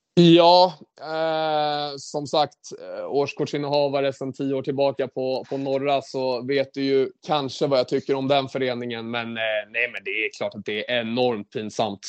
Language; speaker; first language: Swedish; native; Swedish